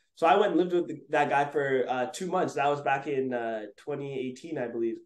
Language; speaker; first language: English; native; English